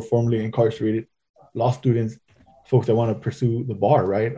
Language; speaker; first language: English; native; English